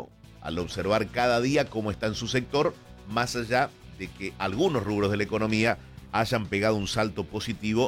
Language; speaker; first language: Spanish; native; Spanish